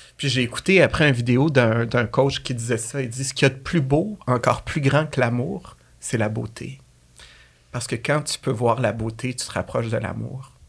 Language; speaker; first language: French; native; French